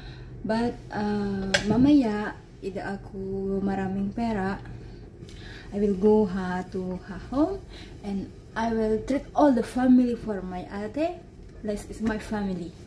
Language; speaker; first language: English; non-native, learner; Indonesian